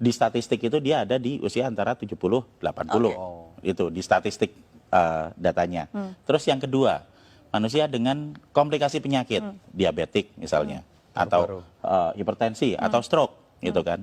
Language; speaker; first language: Indonesian; native; Indonesian